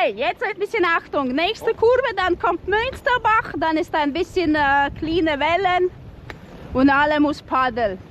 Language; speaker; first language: German; non-native, learner; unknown